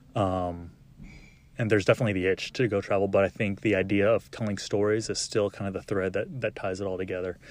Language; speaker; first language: English; native; English